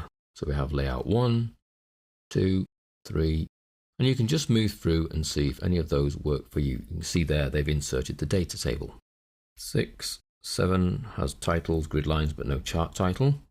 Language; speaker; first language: English; native; English